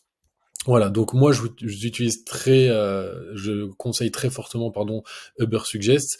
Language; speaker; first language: French; native; French